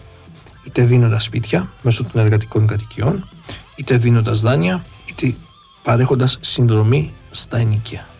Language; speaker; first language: Greek; native; Greek